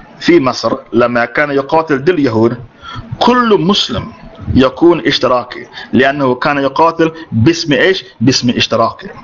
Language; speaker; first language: Arabic; non-native, fluent; English